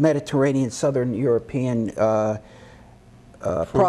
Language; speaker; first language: English; native; English